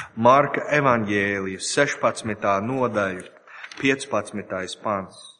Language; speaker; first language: Latvian; non-native, learner; English